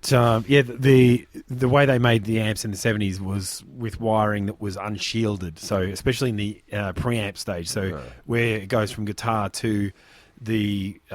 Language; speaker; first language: English; native; English